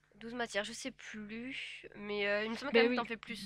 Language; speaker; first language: French; native; French